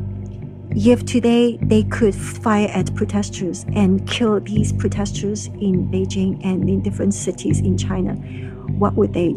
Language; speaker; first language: English; non-native, local second language; Cantonese